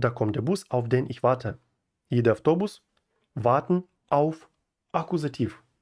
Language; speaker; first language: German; non-native, fluent; Ukrainian